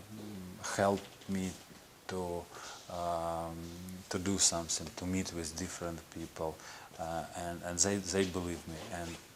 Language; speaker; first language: English; non-native, learner; Ukrainian